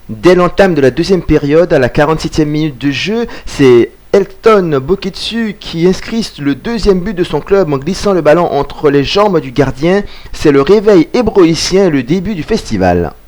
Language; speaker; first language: French; native; French